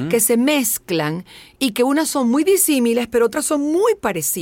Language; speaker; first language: Spanish; native; Spanish